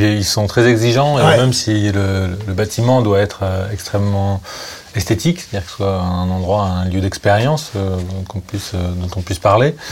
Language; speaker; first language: French; native; French